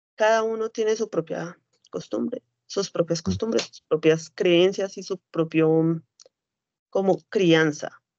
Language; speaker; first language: Spanish; native; Spanish